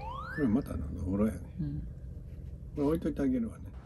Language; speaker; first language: Japanese; native; Japanese